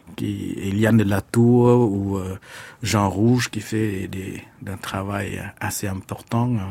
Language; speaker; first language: French; non-native, fluent; Khmer